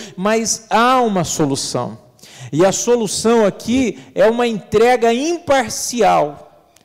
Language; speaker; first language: Portuguese; native; Portuguese